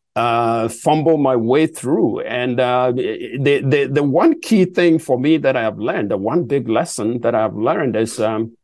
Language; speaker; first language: English; non-native, local second language; Akan